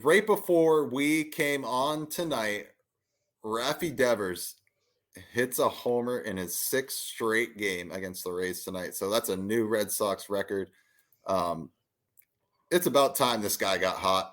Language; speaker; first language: English; native; English